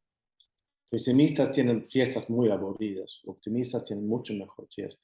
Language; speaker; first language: Spanish; non-native, fluent; Swedish